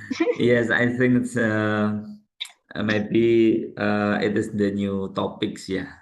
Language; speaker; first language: English; non-native, local second language; Indonesian